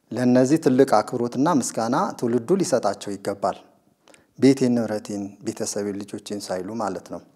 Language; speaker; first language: Amharic; non-native, local second language; Sebat Bet Gurage